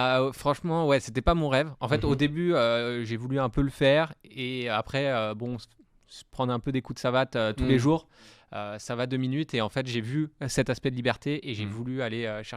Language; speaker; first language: French; native; French